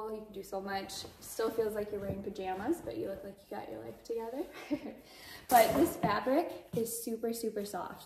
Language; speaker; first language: English; native; English